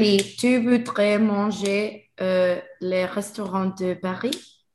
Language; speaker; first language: French; non-native, learner; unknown